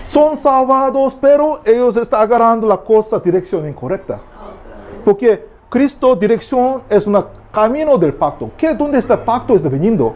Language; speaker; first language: Spanish; non-native, learner; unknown